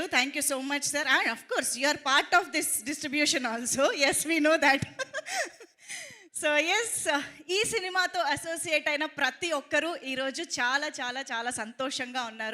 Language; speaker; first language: Telugu; native; Telugu